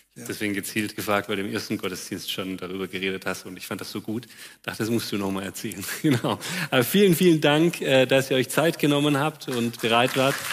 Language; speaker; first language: German; native; German